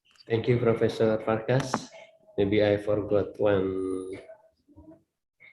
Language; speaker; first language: English; non-native, learner; Indonesian